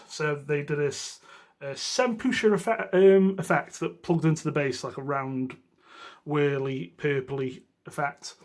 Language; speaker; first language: English; native; English